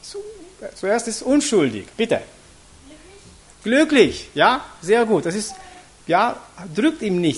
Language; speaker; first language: German; non-native, fluent; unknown